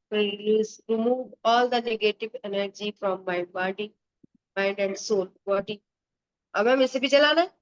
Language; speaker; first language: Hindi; native; Hindi